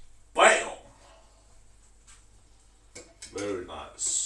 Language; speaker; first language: English; non-native, learner; Danish